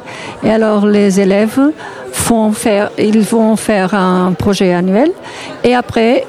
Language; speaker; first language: French; non-native, learner; Portuguese